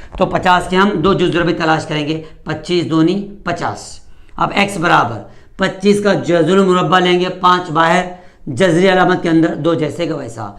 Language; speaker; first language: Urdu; native; Urdu